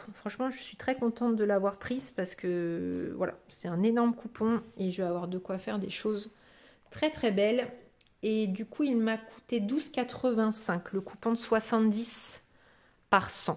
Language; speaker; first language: French; native; French